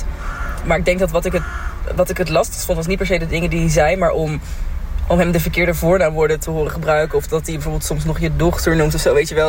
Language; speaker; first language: Dutch; native; Dutch